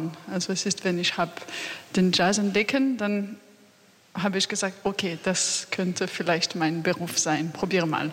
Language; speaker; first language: German; non-native, learner; French